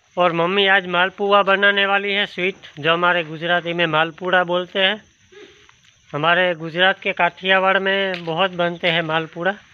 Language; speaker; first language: Hindi; non-native, local second language; Gujarati